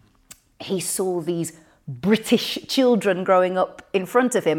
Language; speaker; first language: English; native; English